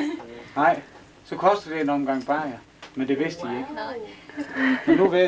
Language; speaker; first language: Danish; native; Danish